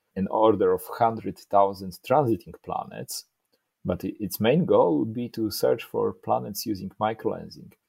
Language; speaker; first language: English; non-native, fluent; Polish